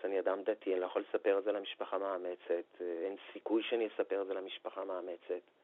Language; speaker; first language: Hebrew; non-native, fluent; Persian